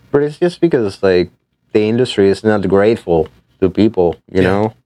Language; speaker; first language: English; non-native, fluent; Spanish